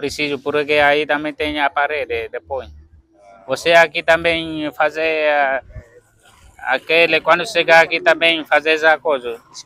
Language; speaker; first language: Portuguese; non-native, learner; Vietnamese